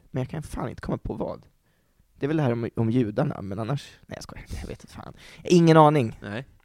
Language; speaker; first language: Swedish; native; Swedish